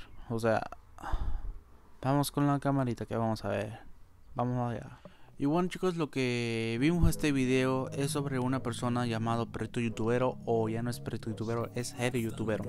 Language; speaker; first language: Spanish; native; Spanish